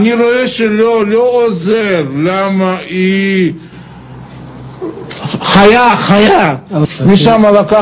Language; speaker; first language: Hebrew; non-native, learner; Russian